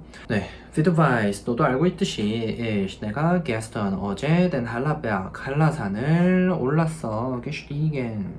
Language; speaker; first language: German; non-native, fluent; Korean